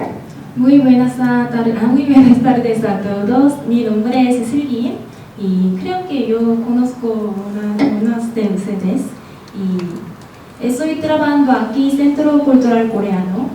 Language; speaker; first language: Spanish; non-native, learner; Korean